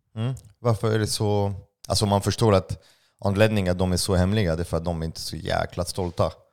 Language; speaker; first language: Swedish; non-native, fluent; French